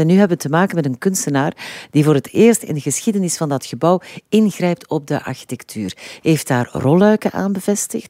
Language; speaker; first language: Dutch; native; Dutch